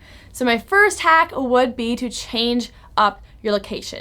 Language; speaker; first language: English; native; English